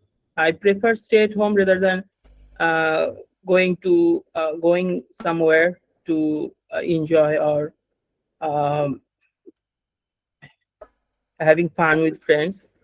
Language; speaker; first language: English; non-native, learner; Bangla